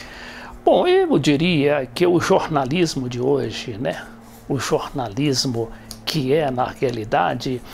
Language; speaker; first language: Portuguese; native; Portuguese